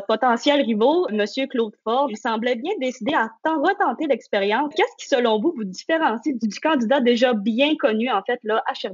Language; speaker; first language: French; native; French